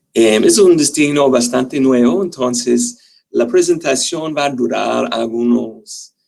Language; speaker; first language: Spanish; non-native, fluent; English